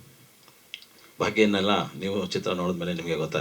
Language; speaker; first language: Kannada; native; Kannada